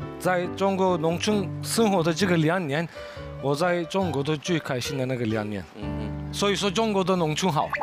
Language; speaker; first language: Chinese; non-native, fluent; Turkish